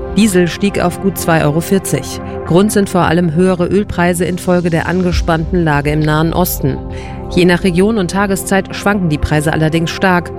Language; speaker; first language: German; native; German